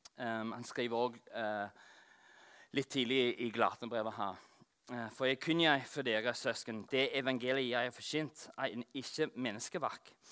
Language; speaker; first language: Norwegian; non-native, fluent; English